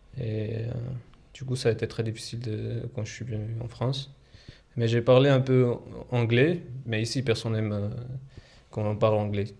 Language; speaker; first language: French; non-native, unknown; Georgian